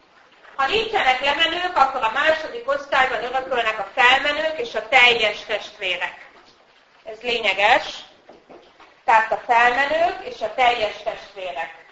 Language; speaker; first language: Hungarian; native; Hungarian